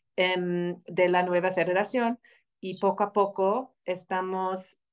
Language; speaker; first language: Spanish; non-native, fluent; English